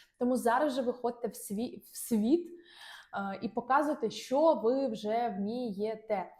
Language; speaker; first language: Ukrainian; non-native, local second language; Russian